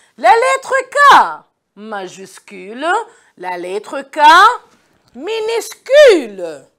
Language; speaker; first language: French; non-native, local second language; Kinyarwanda